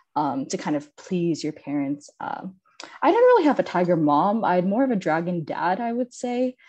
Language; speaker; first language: English; native; English